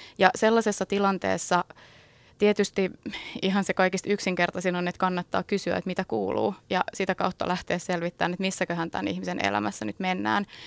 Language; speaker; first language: Finnish; native; Finnish